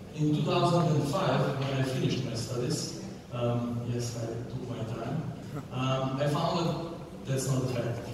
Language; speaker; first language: English; non-native, fluent; Slovenian